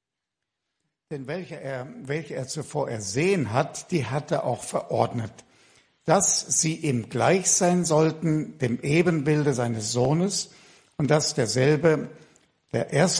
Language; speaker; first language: German; native; German